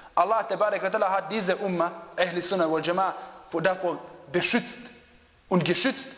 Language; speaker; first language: German; non-native, fluent; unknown